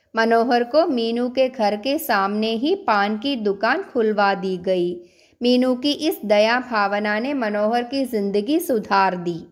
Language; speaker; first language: Hindi; non-native, local second language; Malayalam